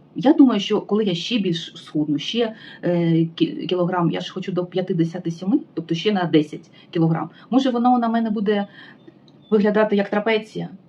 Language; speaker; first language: Ukrainian; native; Ukrainian